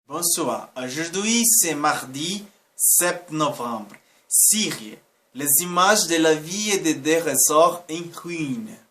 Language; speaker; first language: French; non-native, learner; Portuguese